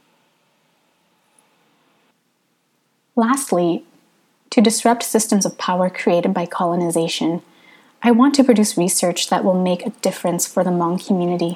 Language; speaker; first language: English; early bilingual, other home language; Hmong